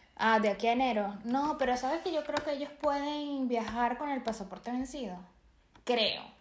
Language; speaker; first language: Spanish; native; Spanish